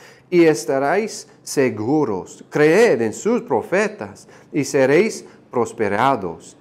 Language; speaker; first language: Spanish; non-native, fluent; English